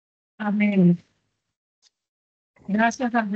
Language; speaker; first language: Spanish; native; Spanish